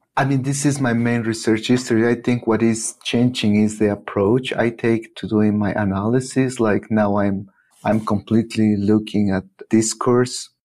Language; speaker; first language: English; non-native, fluent; Spanish